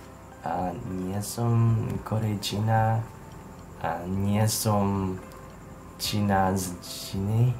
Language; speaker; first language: Slovak; non-native, learner; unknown